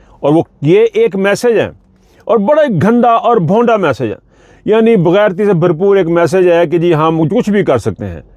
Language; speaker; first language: Urdu; non-native, local second language; Punjabi